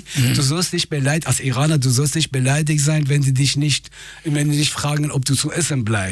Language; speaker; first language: German; non-native, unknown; Persian